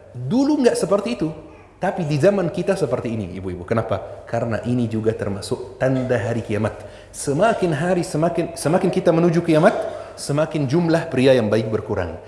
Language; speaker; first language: Indonesian; non-native, fluent; Arabic